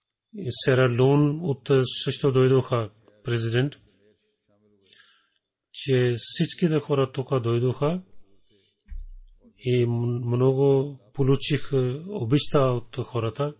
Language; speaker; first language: Bulgarian; non-native, learner; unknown